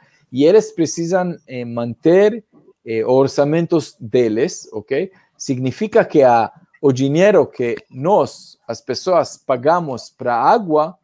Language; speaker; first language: Portuguese; non-native, fluent; Hebrew